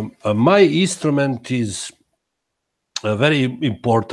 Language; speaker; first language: English; non-native, learner; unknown